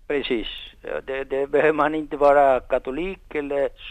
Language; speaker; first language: Swedish; non-native, fluent; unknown